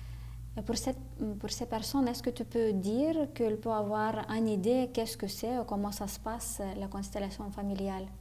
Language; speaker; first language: French; non-native, fluent; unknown